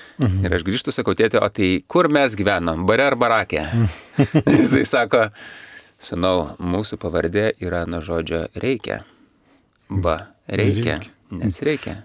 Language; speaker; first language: Lithuanian; native; Lithuanian